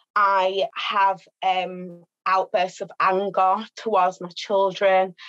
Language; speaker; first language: English; native; English